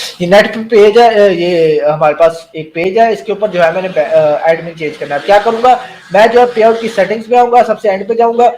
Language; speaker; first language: Urdu; non-native, local second language; Punjabi